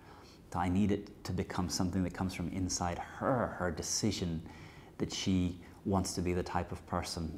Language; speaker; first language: English; native; English